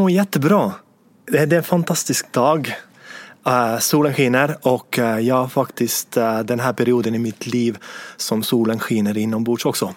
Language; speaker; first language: Swedish; non-native, fluent; Estonian